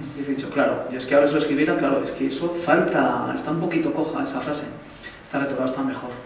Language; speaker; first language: Spanish; native; Spanish